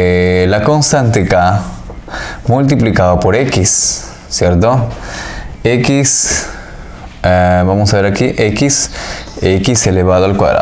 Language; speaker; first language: Spanish; native; Spanish